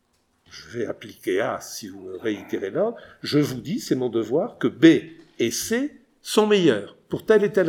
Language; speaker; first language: French; native; French